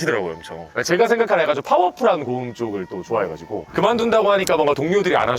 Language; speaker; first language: Korean; native; Korean